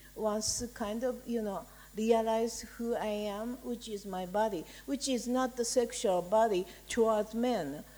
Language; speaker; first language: English; non-native, fluent; Japanese